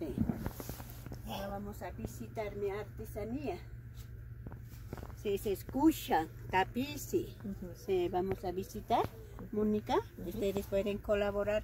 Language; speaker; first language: Spanish; non-native, local second language; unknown